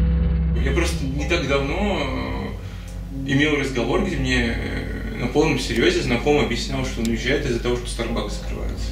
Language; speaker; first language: Russian; native; Russian